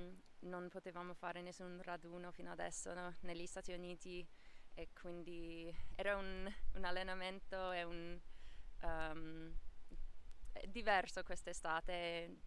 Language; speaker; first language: Italian; non-native, fluent; English